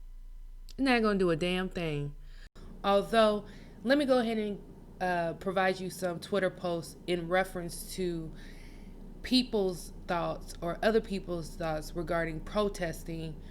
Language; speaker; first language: English; native; English